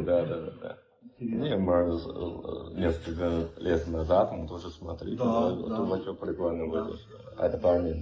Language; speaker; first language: Russian; non-native, learner; Chinese